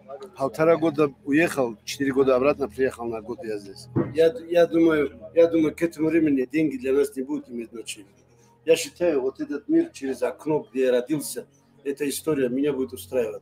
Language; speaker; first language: Russian; non-native, local second language; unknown